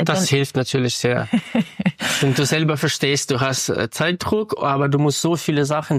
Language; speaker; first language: German; non-native, fluent; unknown